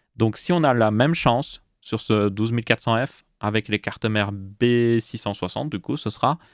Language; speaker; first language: French; native; French